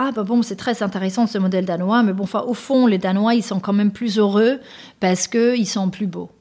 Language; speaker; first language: French; non-native, fluent; Danish